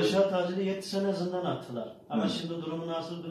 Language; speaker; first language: Turkish; non-native, learner; Uyghur